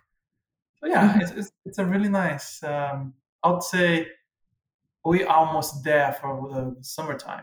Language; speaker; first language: English; non-native, fluent; Portuguese